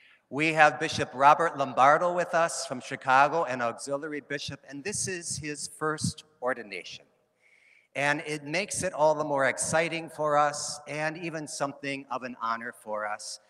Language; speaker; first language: English; native; English